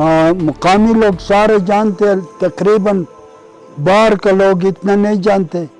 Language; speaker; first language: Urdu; non-native, local second language; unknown